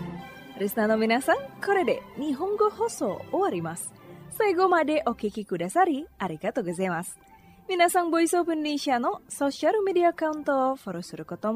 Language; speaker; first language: Japanese; non-native, fluent; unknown